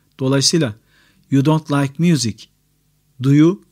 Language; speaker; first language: English; non-native, fluent; Turkish